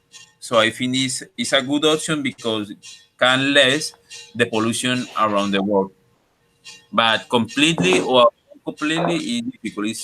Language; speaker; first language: English; non-native, learner; Spanish